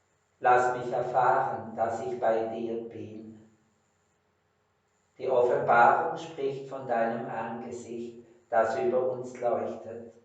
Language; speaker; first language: German; native; German